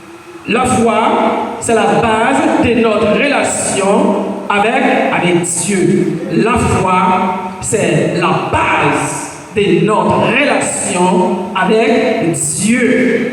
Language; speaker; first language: French; non-native, local second language; Haitian Creole